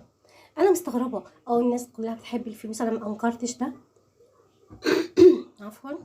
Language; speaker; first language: Arabic; native; Arabic